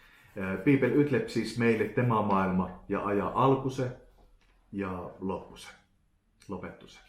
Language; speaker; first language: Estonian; non-native, learner; Finnish